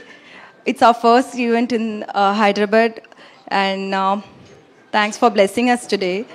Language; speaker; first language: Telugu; non-native, learner; Tamil